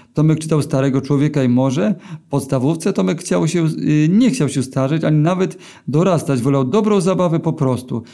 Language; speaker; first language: Polish; native; Polish